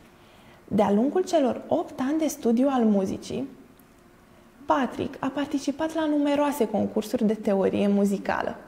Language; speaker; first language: Romanian; native; Romanian